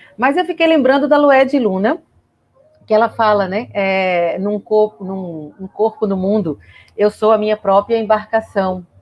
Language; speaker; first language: Portuguese; native; Portuguese